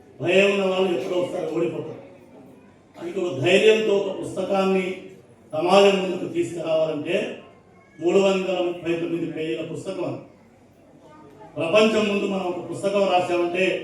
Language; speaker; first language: Telugu; native; Telugu